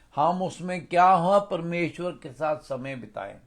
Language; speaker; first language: Hindi; non-native, local second language; Punjabi